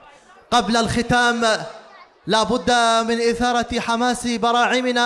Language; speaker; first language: Arabic; native; Arabic